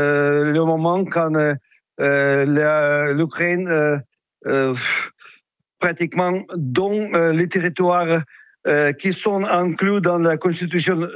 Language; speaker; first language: French; non-native, fluent; Russian